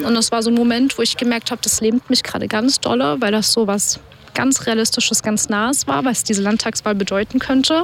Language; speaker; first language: German; native; German